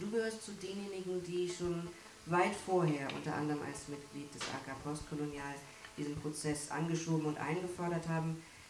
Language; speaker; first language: German; native; German